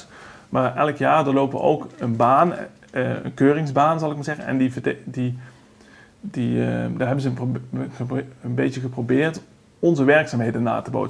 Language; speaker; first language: Dutch; native; Dutch